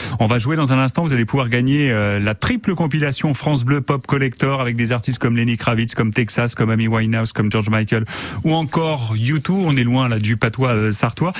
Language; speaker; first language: French; native; French